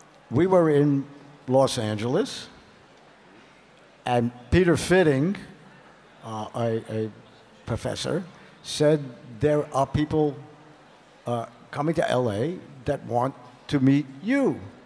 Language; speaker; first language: English; native; English